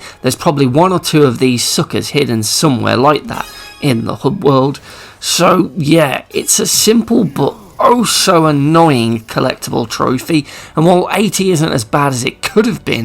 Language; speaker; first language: English; native; English